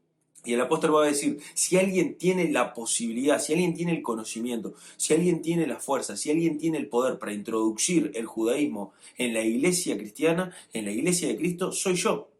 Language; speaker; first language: Spanish; native; Spanish